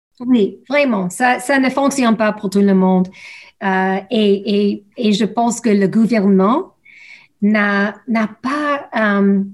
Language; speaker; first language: French; non-native, learner; English